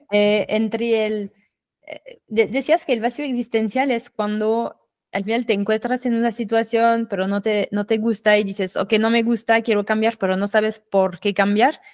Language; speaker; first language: Spanish; non-native, fluent; French